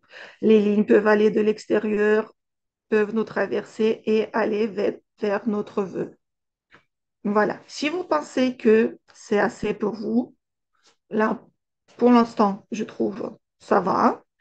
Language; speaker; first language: French; non-native, fluent; Russian